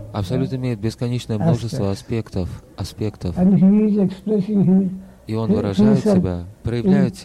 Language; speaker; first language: Russian; native; Russian